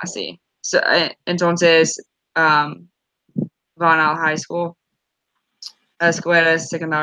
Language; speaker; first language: Spanish; non-native, learner; English